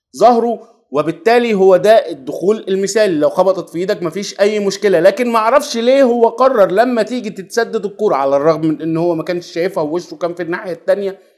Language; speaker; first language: Arabic; native; Arabic